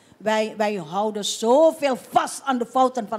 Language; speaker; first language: Dutch; non-native, fluent; Indonesian